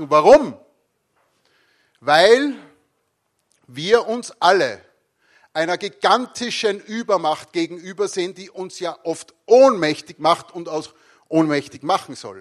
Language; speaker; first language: German; native; German